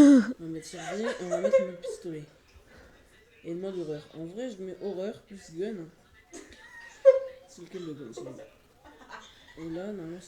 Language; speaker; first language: French; native; French